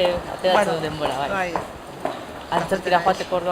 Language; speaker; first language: Basque; native; Basque